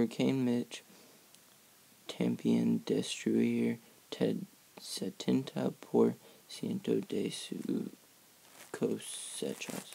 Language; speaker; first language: Spanish; non-native, learner; English